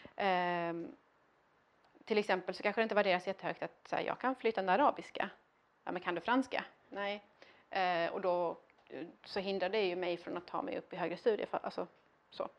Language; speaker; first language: Swedish; early bilingual, other home language; Arabic